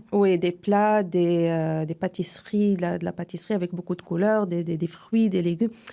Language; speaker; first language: French; non-native, local second language; Arabic